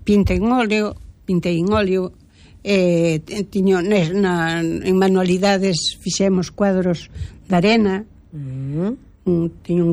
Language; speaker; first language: Galician; native; Galician